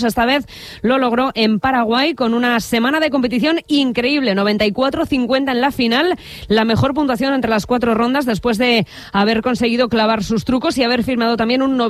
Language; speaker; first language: Spanish; native; Spanish